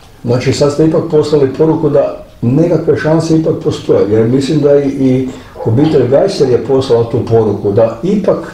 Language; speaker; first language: Croatian; native; Croatian